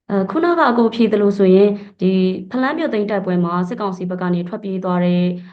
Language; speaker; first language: Burmese; native; Burmese